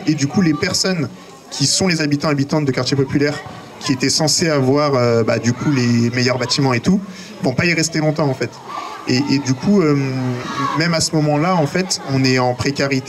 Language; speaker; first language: French; native; French